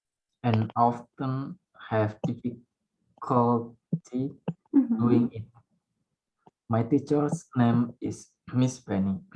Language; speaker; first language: English; non-native, learner; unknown